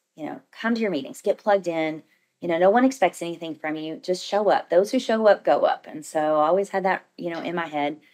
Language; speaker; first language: English; native; English